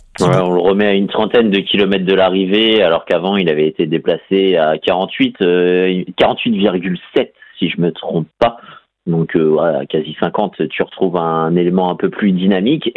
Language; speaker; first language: French; native; French